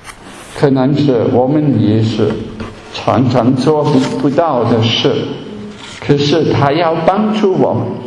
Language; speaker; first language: Chinese; non-native, fluent; German